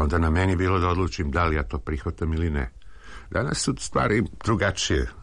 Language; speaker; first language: Serbian; native; Serbian